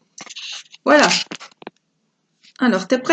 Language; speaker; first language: French; native; French